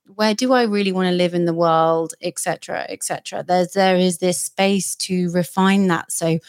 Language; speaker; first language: English; native; English